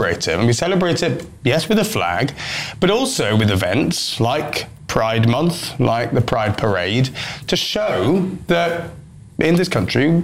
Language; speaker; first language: English; native; English